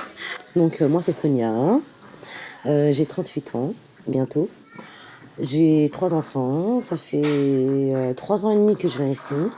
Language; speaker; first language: French; native; French